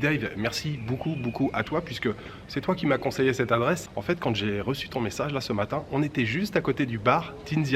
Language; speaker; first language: French; native; French